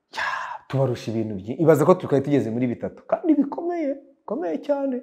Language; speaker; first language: Kinyarwanda; early bilingual, heritage; Kinyarwanda